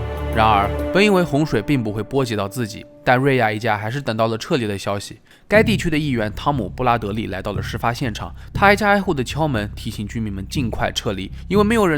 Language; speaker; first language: Chinese; native; Chinese